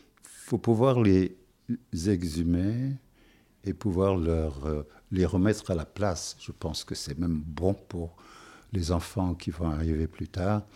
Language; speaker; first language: French; non-native, local second language; Wolof